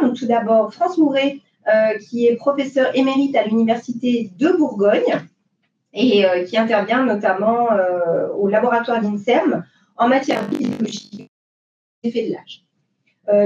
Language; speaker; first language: French; native; French